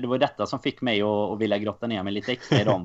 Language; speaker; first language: Swedish; native; Swedish